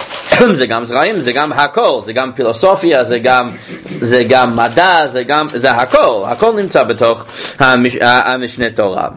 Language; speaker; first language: Hebrew; non-native, fluent; English